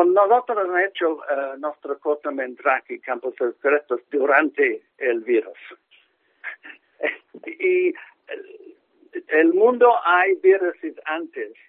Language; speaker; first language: Spanish; non-native, learner; English